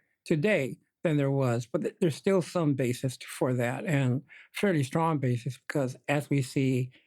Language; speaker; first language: English; native; English